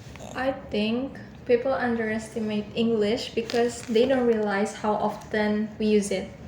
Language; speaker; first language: English; non-native, learner; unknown